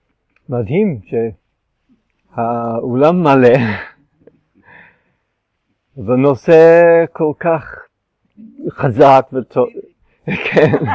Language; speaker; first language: Hebrew; non-native, fluent; English